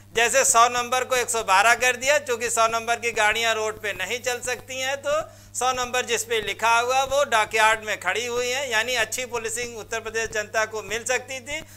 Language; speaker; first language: Hindi; native; Hindi